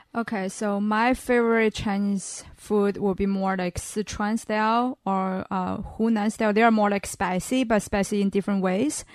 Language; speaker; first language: English; non-native, fluent; Chinese